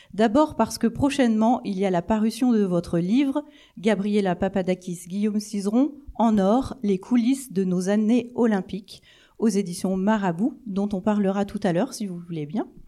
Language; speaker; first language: French; native; French